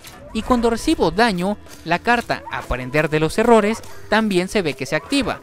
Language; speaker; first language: Spanish; native; Spanish